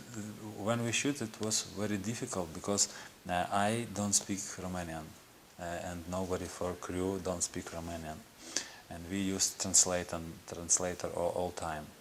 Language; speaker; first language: English; non-native, learner; Ukrainian